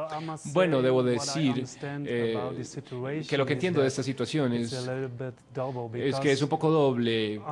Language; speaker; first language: Spanish; non-native, fluent; Dutch